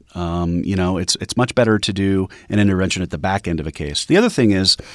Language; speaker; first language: English; native; English